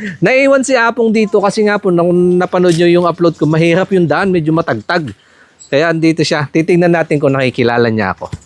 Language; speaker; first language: Filipino; non-native, local second language; Iloko